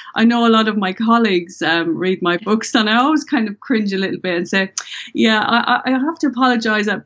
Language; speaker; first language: English; native; English